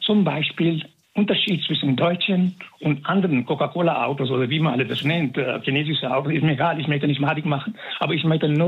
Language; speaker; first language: German; non-native, fluent; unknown